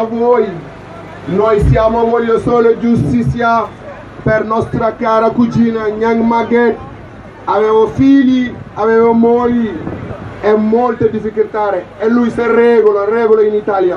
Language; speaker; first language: Italian; non-native, learner; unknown